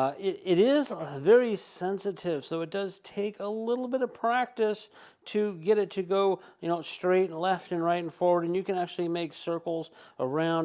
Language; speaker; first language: English; native; English